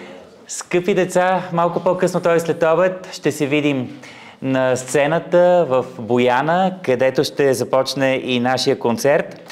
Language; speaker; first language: Bulgarian; native; Bulgarian